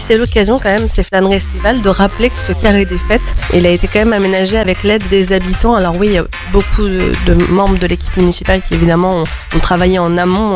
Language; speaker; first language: French; native; French